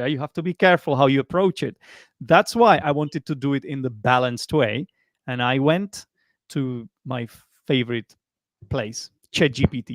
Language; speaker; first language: English; non-native, fluent; Czech